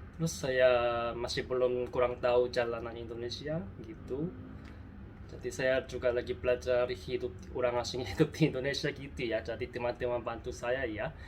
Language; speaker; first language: Indonesian; non-native, learner; Korean